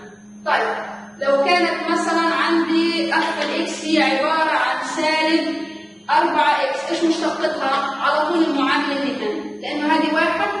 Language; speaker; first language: Arabic; native; Arabic